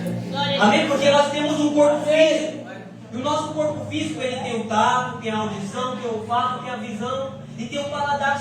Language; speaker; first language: Portuguese; native; Portuguese